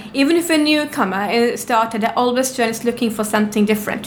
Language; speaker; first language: English; non-native, fluent; Norwegian